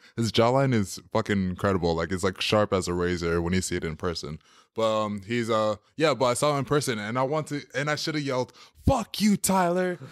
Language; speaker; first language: English; native; English